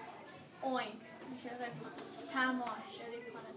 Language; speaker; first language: French; non-native, learner; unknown